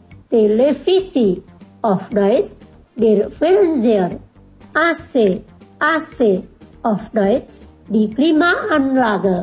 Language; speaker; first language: German; non-native, fluent; Indonesian